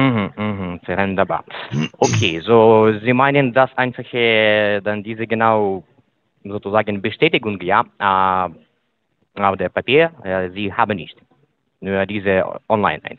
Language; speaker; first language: German; non-native, fluent; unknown